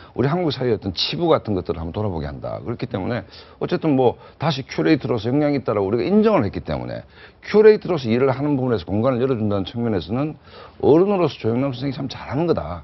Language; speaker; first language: Korean; native; Korean